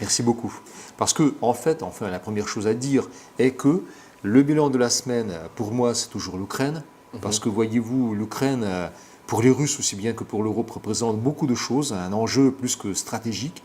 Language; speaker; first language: French; non-native, fluent; Russian